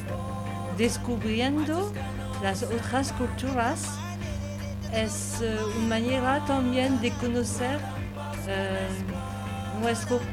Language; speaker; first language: Spanish; non-native, learner; French